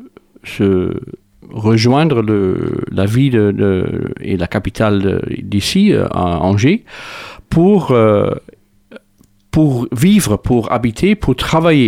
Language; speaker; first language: French; non-native, fluent; Dutch